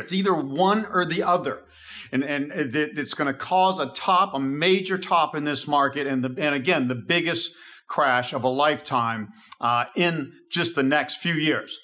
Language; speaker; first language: English; native; English